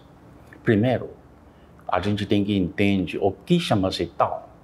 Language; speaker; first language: Portuguese; non-native, learner; Chinese